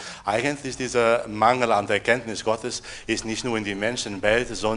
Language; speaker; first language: German; non-native, fluent; Portuguese